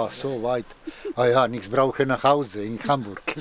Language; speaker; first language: German; non-native, learner; Serbian